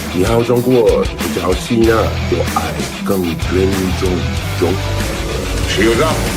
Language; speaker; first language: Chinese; non-native, learner; English